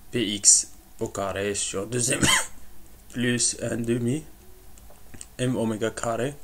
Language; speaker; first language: French; non-native, local second language; Arabic